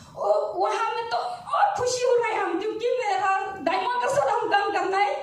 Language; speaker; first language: Hindi; non-native, local second language; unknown